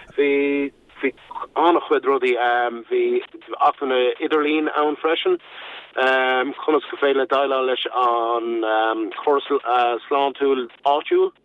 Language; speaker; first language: Irish; non-native, local second language; English